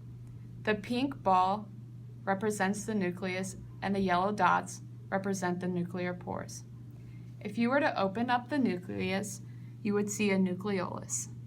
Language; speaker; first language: English; native; English